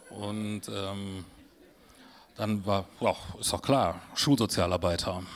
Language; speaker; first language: German; native; German